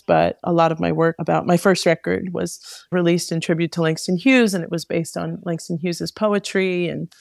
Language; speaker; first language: English; native; English